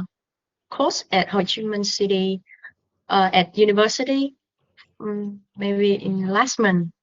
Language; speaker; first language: English; non-native, learner; Vietnamese